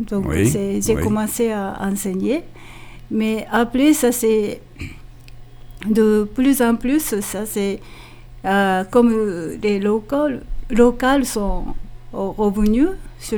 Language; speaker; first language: French; non-native, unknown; Japanese